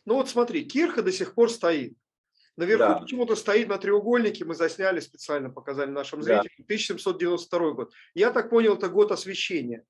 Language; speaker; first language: Russian; native; Russian